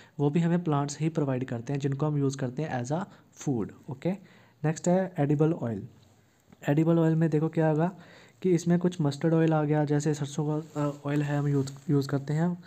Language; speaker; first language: Hindi; native; Hindi